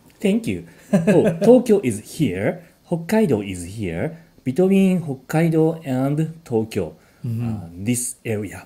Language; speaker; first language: English; non-native, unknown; Japanese